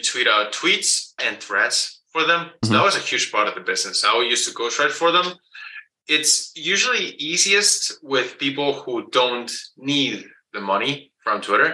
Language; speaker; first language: English; non-native, fluent; Spanish